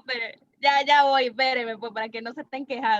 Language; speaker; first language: Spanish; native; Spanish